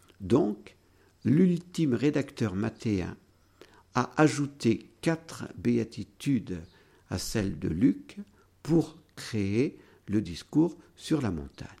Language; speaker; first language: French; native; French